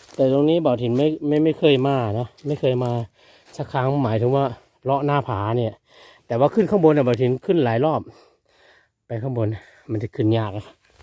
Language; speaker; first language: Thai; non-native, local second language; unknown